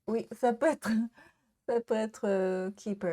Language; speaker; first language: French; non-native, learner; Japanese